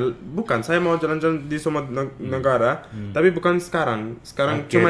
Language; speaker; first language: Indonesian; non-native, fluent; Arabic